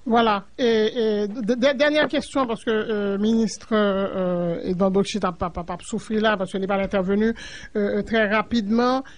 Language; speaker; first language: French; non-native, local second language; Haitian Creole